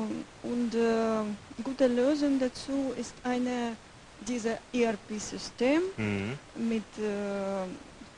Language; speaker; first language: German; non-native, learner; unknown